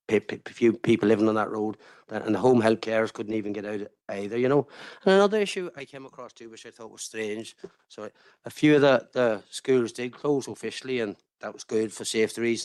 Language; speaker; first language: English; native; English